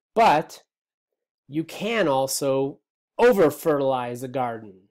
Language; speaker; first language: English; native; English